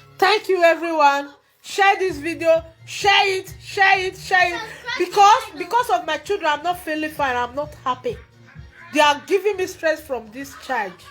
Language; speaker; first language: Nigerian Pidgin; native; Nigerian Pidgin